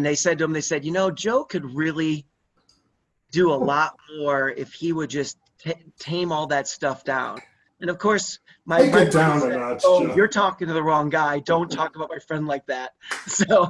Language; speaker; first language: English; native; English